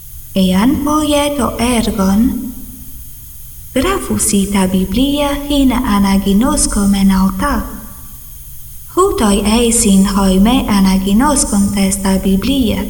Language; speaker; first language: Greek; non-native, fluent; Portuguese